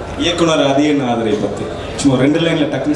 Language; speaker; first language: Tamil; native; Tamil